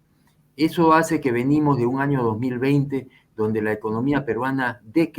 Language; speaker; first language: Spanish; native; Spanish